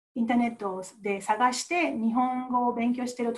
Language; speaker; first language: Japanese; non-native, fluent; English